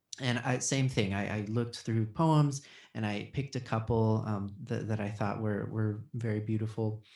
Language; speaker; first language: English; early bilingual, other home language; Spanish